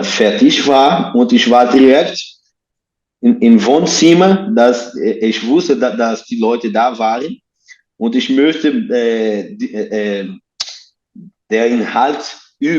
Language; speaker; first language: German; non-native, learner; Portuguese